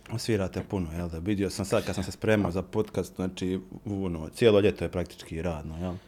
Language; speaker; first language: Croatian; native; Croatian